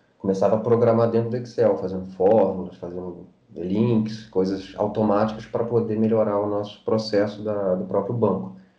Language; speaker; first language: Portuguese; native; Portuguese